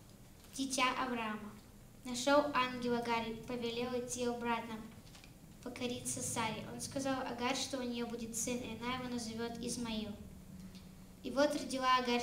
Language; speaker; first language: Russian; early bilingual, heritage; Russian